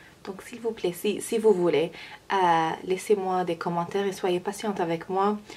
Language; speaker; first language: French; non-native, learner; English